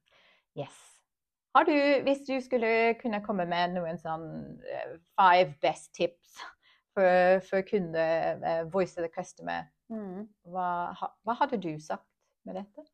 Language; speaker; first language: Norwegian; non-native, fluent; English